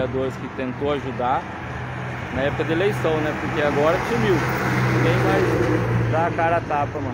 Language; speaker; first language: Portuguese; native; Portuguese